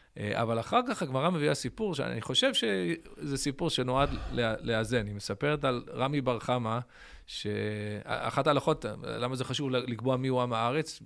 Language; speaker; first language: Hebrew; early bilingual, other home language; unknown